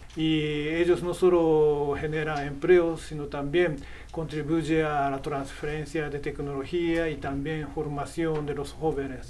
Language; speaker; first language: Spanish; non-native, fluent; Japanese